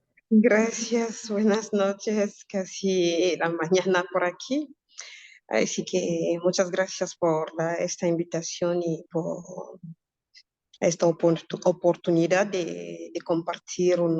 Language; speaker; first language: Spanish; non-native, fluent; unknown